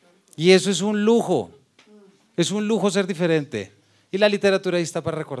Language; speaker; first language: Spanish; native; Spanish